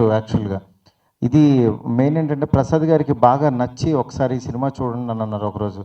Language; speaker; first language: Telugu; native; Telugu